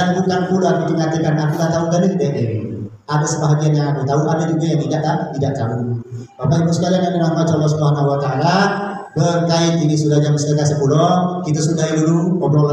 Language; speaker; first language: Malay; native; Malay